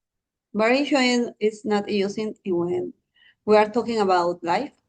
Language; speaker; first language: English; non-native, learner; Spanish